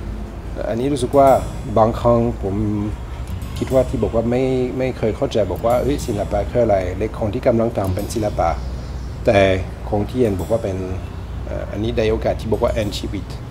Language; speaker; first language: Thai; non-native, learner; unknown